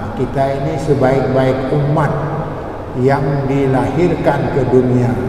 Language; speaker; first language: Malay; non-native, local second language; Achinese